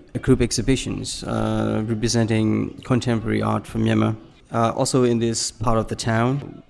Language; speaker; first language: English; non-native, fluent; Burmese